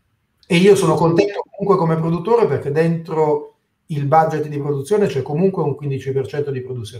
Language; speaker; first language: Italian; native; Italian